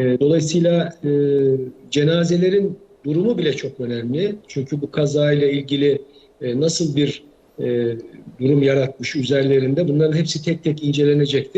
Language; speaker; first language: Turkish; native; Turkish